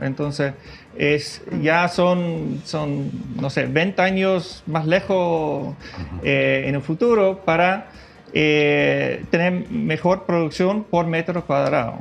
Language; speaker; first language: Spanish; non-native, fluent; Dutch